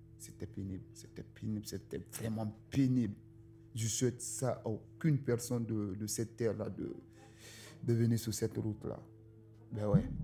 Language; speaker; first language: French; non-native, local second language; Susu